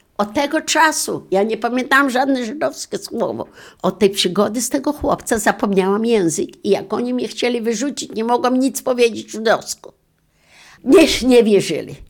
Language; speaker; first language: Polish; non-native, local second language; Yiddish